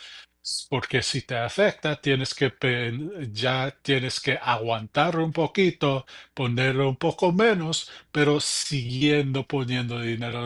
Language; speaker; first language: Spanish; early bilingual, heritage; English